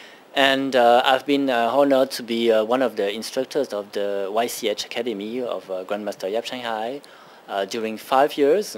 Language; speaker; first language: English; non-native, fluent; French